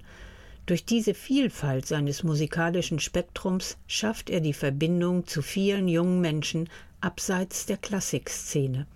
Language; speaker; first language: German; native; German